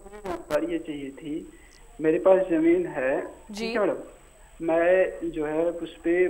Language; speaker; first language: Hindi; native; Hindi